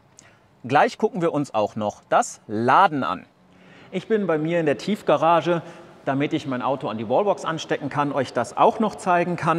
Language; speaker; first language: German; native; German